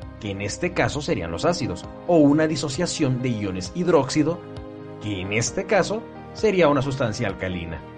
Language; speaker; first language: Spanish; native; Spanish